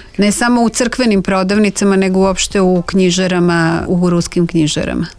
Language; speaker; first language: Serbian; native; Serbian